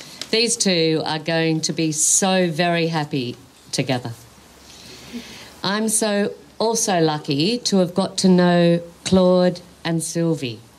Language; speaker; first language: English; native; English